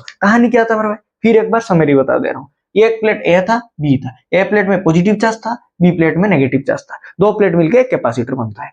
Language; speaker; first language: Hindi; non-native, local second language; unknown